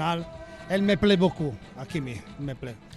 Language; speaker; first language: French; non-native, learner; Italian